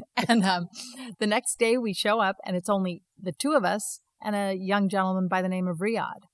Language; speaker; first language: English; native; English